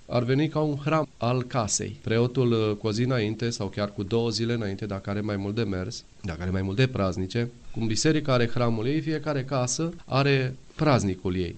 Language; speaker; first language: Romanian; non-native, local second language; Serbian